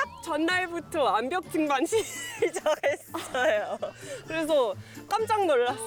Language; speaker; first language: Korean; non-native, fluent; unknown